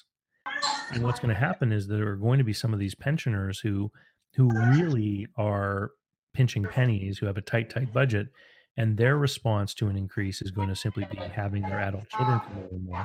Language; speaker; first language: English; native; English